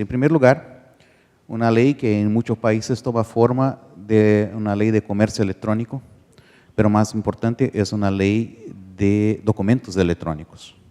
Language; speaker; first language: Spanish; non-native, fluent; Portuguese